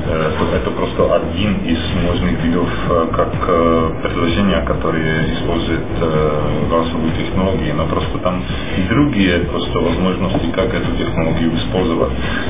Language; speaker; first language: Russian; non-native, fluent; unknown